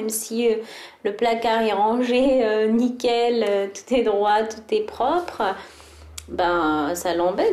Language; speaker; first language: French; early bilingual, other home language; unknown